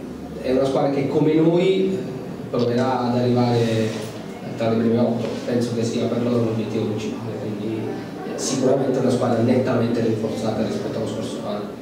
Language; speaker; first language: Italian; native; Italian